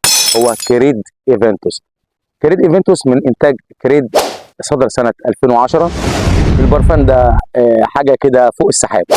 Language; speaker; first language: Arabic; native; Arabic